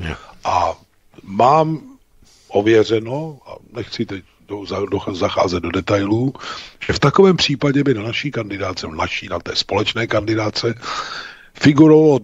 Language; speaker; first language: Czech; native; Czech